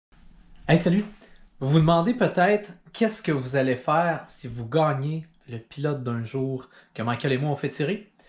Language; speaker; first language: French; native; French